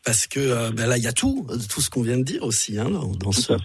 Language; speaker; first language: French; native; French